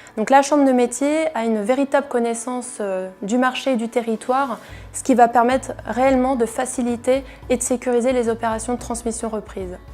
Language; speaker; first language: French; native; French